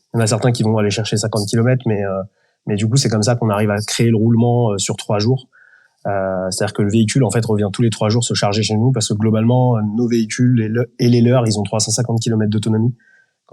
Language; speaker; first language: French; native; French